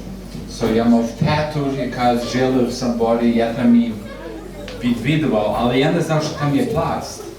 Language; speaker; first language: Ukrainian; early bilingual, heritage; Ukrainian